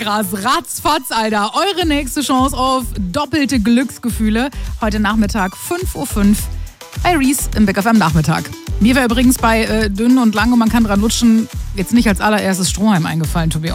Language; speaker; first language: German; native; German